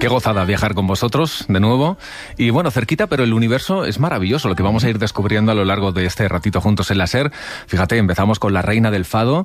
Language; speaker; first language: Spanish; native; Spanish